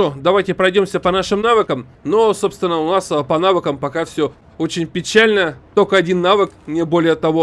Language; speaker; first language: Russian; native; Russian